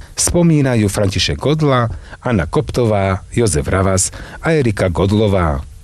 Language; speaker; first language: Slovak; native; Slovak